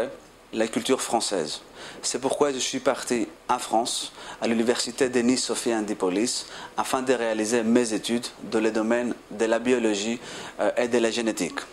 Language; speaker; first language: French; non-native, fluent; Greek